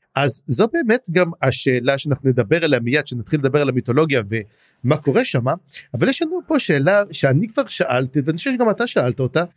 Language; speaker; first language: Hebrew; native; Hebrew